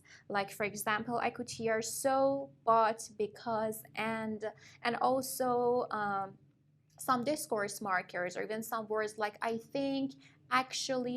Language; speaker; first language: English; non-native, fluent; Persian